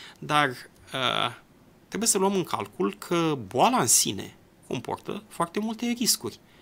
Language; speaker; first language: Romanian; native; Romanian